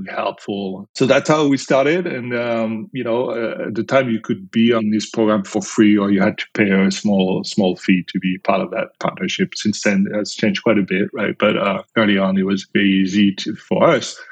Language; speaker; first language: English; non-native, fluent; French